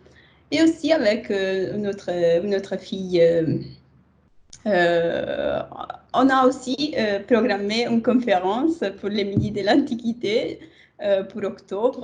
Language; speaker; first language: French; non-native, fluent; Italian